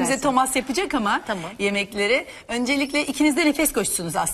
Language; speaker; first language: Turkish; native; Turkish